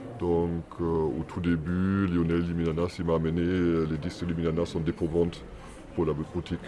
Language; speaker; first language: French; non-native, fluent; German